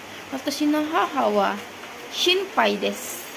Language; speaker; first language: Japanese; non-native, learner; Indonesian